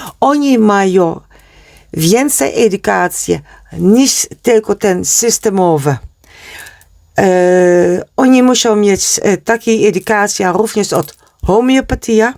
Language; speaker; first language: Polish; non-native, learner; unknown